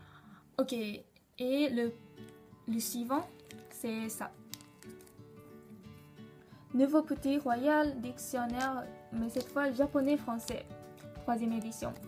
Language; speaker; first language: French; non-native, learner; Japanese